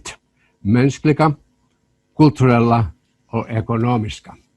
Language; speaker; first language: Swedish; non-native, local second language; Finnish